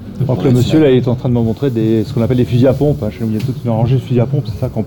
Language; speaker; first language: French; native; French